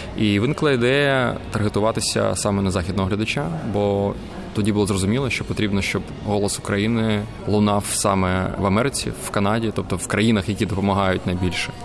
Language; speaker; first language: Ukrainian; native; Ukrainian